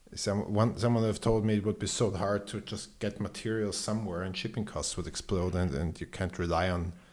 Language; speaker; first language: English; non-native, fluent; German